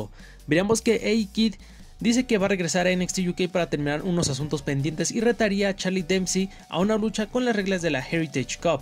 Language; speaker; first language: Spanish; native; Spanish